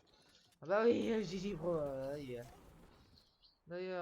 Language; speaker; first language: French; native; French